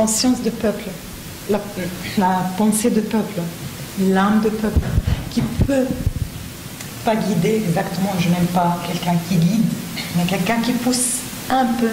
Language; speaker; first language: French; non-native, fluent; Arabic